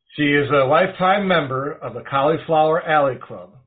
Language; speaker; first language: English; native; English